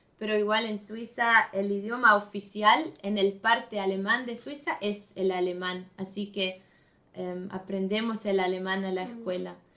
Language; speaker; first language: Spanish; non-native, fluent; Swiss German